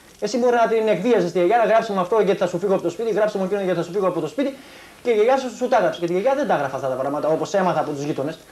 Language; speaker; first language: Greek; early bilingual, heritage; Greek